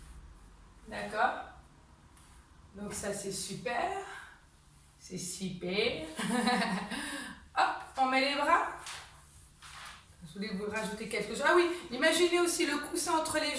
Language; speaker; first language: French; native; French